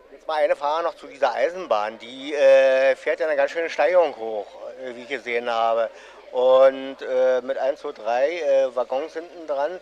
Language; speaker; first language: German; native; German